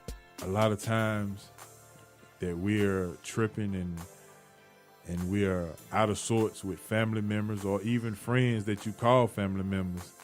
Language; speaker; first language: English; native; English